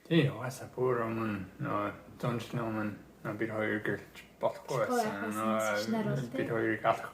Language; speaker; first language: Mongolian; early bilingual, heritage; English